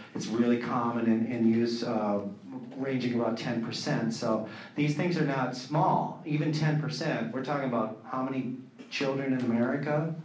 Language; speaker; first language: English; native; English